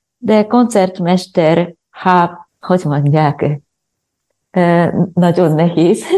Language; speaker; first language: Hungarian; non-native, learner; Japanese